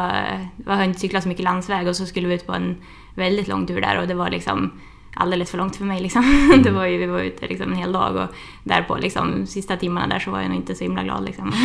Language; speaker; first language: Swedish; native; Swedish